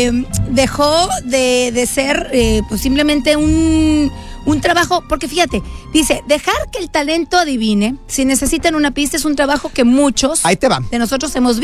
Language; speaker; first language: Spanish; native; Spanish